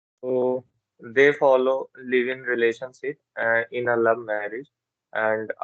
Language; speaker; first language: English; non-native, learner; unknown